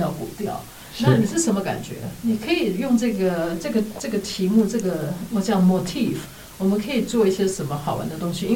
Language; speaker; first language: German; non-native, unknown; Chinese